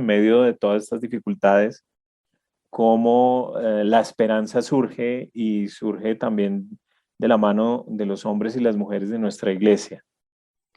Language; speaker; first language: Spanish; native; Spanish